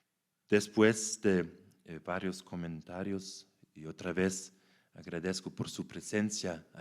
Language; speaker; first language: Spanish; non-native, fluent; German